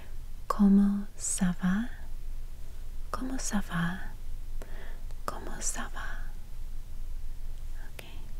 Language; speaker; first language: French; non-native, learner; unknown